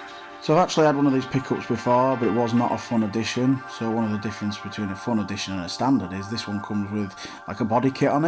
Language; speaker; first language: English; native; English